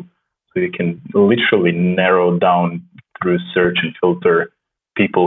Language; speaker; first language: English; non-native, fluent; Slovenian